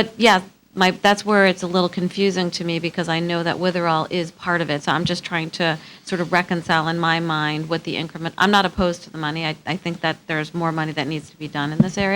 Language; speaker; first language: English; native; English